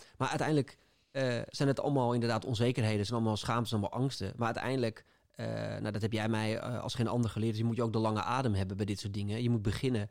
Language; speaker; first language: Dutch; native; Dutch